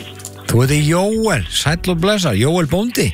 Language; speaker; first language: Icelandic; native; Icelandic